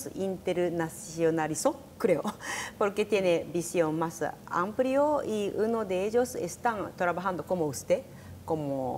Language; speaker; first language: Spanish; non-native, learner; Japanese